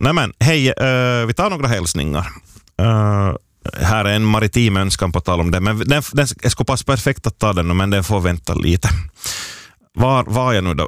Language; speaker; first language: Swedish; native; Swedish